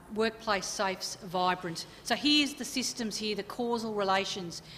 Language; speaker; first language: English; native; English